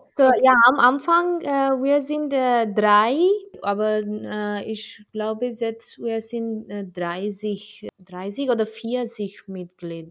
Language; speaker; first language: German; non-native, learner; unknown